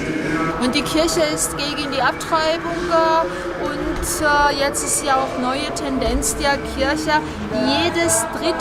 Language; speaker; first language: German; non-native, fluent; Georgian